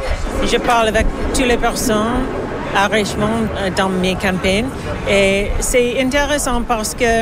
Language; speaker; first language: French; non-native, local second language; English